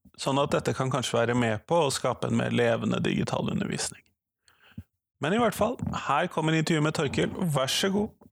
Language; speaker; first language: Norwegian; native; Norwegian